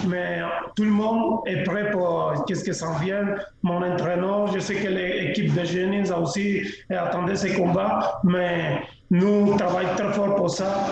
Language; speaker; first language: French; non-native, fluent; Spanish